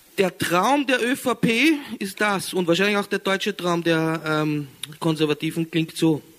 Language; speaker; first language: German; native; German